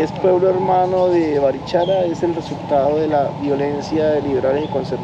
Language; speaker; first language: Spanish; native; Spanish